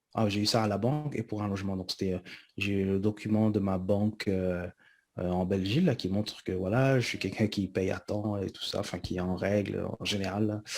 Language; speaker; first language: French; early bilingual, other home language; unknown